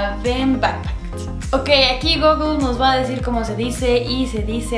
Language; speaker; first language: Spanish; native; Spanish